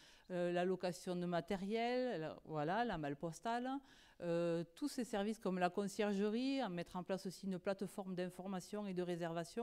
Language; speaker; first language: French; native; French